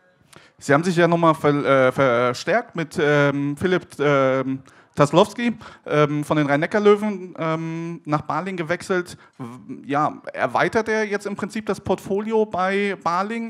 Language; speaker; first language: German; native; German